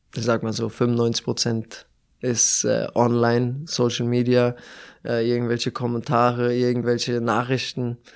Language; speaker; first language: German; native; German